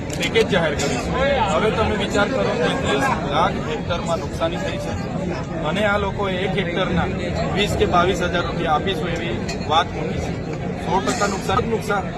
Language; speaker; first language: Gujarati; non-native, local second language; Vasavi